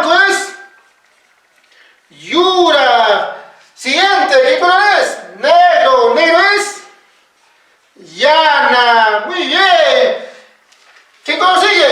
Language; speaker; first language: Spanish; non-native, local second language; Quechua